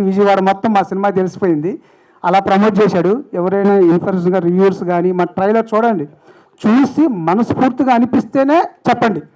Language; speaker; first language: Telugu; native; Telugu